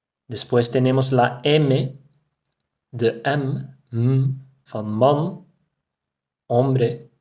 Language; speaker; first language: Spanish; non-native, fluent; Dutch